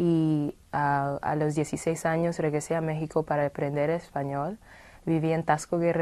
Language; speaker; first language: Spanish; non-native, fluent; English